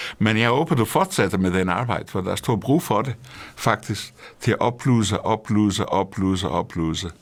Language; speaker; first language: Danish; non-native, fluent; Portuguese